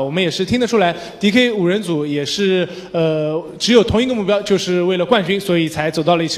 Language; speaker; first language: Chinese; native; Chinese